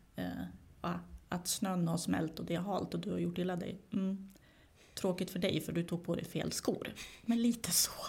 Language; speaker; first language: Swedish; early bilingual, other home language; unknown